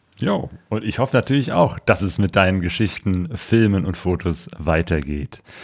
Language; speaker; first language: German; native; German